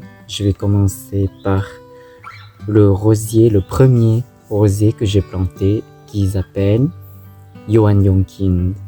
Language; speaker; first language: French; non-native, fluent; Thai